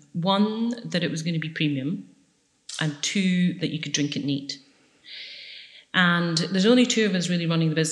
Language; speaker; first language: English; native; English